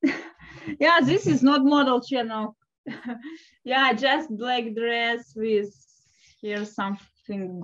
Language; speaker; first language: English; non-native, fluent; Russian